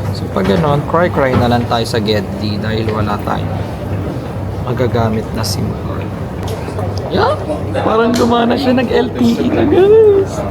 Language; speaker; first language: Filipino; native; Filipino